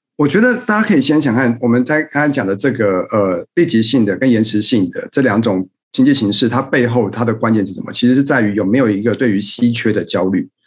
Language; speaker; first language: Chinese; native; Chinese